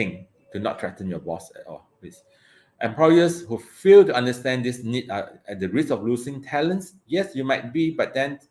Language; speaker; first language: English; non-native, local second language; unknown